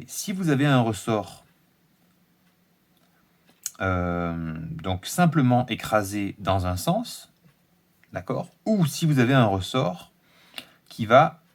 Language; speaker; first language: French; native; French